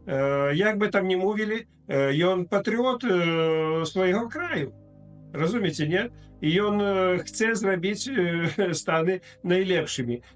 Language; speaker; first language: Polish; non-native, fluent; Russian